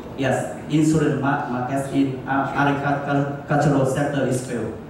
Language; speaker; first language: English; non-native, fluent; Vietnamese